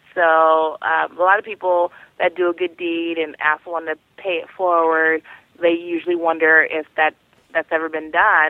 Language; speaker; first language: English; native; English